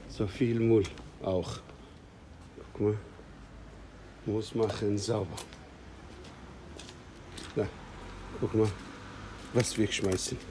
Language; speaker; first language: German; non-native, learner; Turkish